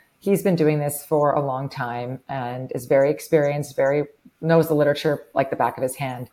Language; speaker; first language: English; native; English